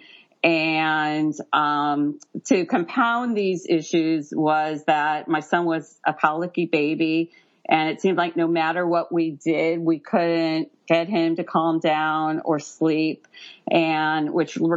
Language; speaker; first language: English; native; English